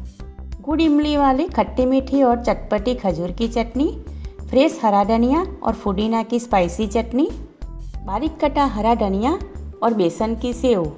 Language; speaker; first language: Hindi; non-native, local second language; Gujarati